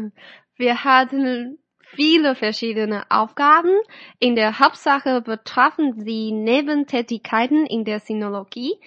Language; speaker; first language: German; non-native, fluent; Chinese